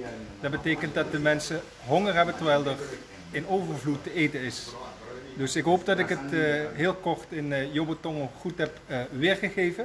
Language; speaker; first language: Dutch; native; Dutch